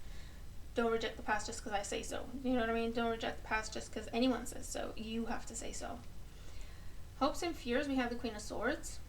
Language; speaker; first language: English; native; English